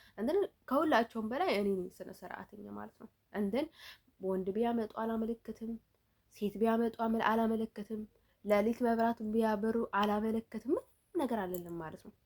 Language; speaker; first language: Amharic; native; Amharic